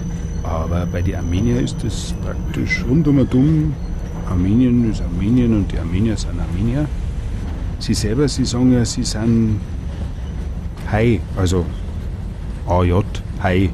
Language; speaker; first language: German; native; German